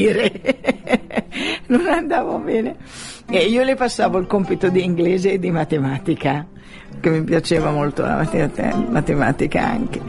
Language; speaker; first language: Italian; non-native, fluent; Arabic